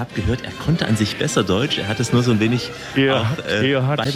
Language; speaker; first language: German; native; German